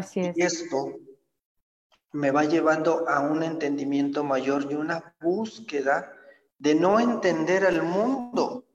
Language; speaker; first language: Spanish; native; Spanish